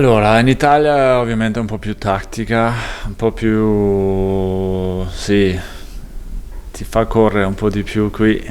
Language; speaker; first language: Italian; non-native, fluent; Danish